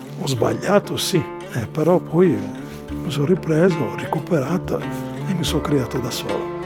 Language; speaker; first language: Italian; non-native, fluent; Arabic